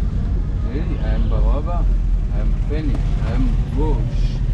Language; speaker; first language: English; non-native, learner; Arabic